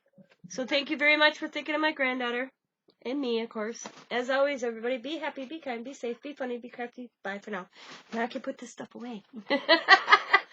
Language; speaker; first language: English; native; English